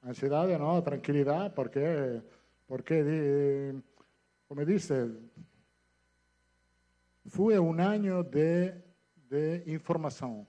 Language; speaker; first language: Portuguese; non-native, fluent; Italian